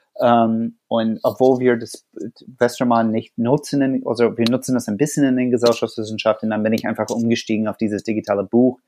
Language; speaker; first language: German; non-native, fluent; English